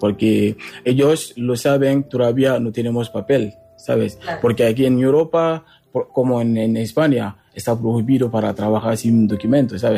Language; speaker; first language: Spanish; non-native, learner; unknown